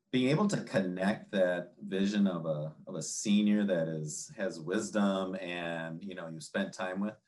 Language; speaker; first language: English; native; English